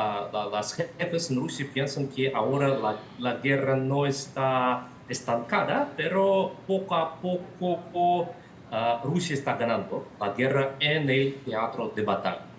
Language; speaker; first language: Spanish; non-native, fluent; Russian